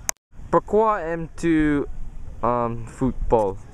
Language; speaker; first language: French; non-native, learner; English